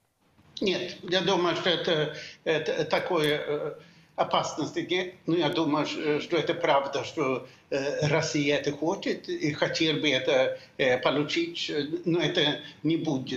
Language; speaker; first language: Russian; non-native, fluent; Swedish